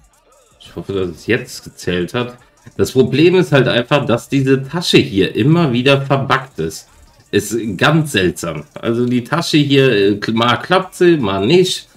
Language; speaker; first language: German; native; German